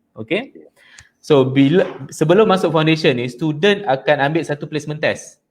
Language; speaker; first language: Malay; native; Malay